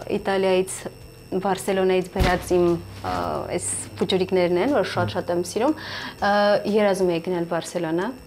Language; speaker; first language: Armenian; native; Armenian